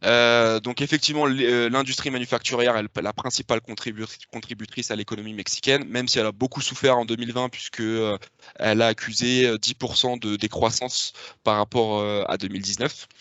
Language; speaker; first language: French; native; French